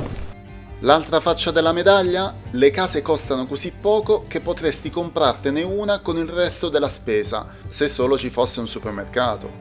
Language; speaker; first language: Italian; native; Italian